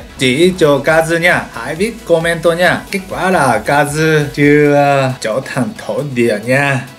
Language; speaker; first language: Vietnamese; non-native, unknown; Japanese